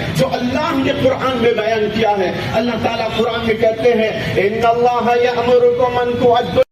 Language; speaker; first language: Urdu; native; Urdu